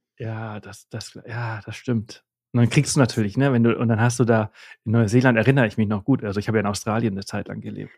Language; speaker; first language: German; early bilingual, heritage; German